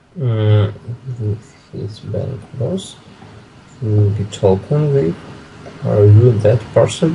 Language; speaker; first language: English; non-native, learner; Russian